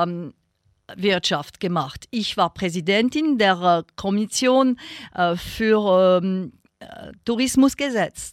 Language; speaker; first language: German; non-native, local second language; French